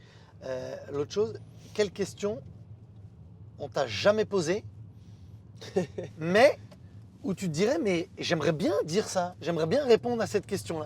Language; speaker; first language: French; native; French